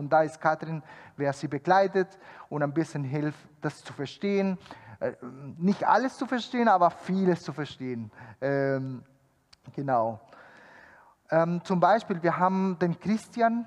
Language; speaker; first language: German; non-native, fluent; Spanish